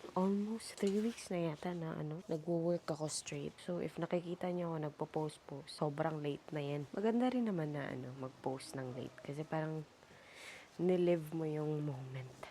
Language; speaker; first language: Filipino; non-native, local second language; Cebuano